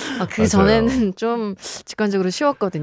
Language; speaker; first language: Korean; native; Korean